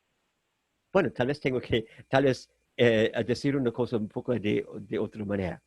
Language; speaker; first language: Spanish; non-native, fluent; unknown